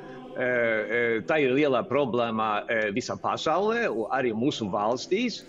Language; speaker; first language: Latvian; non-native, fluent; Swedish